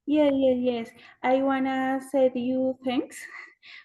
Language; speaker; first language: English; non-native, learner; Spanish